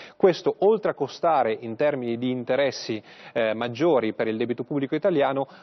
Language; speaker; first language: Italian; native; Italian